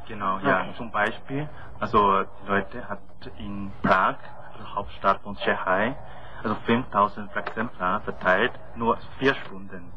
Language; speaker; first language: German; non-native, learner; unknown